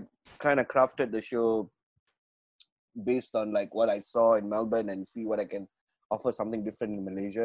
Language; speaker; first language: English; non-native, local second language; Tamil